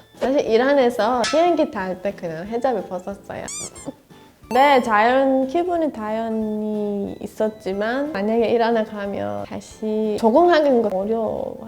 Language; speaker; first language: Korean; non-native, learner; Persian